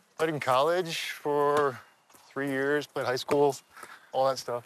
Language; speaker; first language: English; native; English